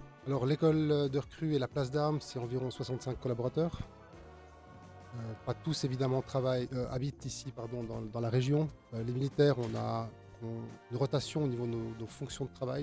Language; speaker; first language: French; native; French